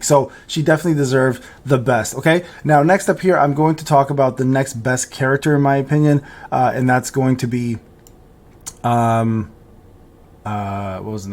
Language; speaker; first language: English; native; English